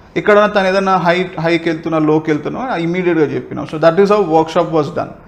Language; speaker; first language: Telugu; native; Telugu